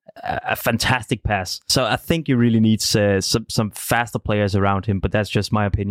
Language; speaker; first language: English; non-native, fluent; Danish